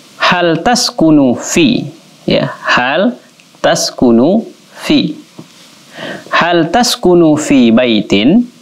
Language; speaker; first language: Arabic; non-native, fluent; Indonesian